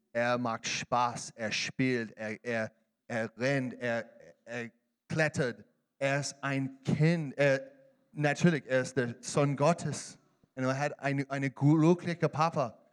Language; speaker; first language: German; non-native, learner; English